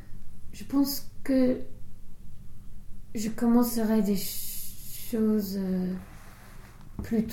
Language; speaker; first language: French; non-native, fluent; English